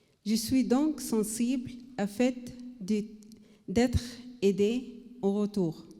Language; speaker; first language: French; non-native, learner; Arabic